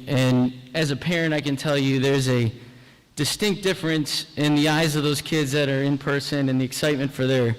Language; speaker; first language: English; native; English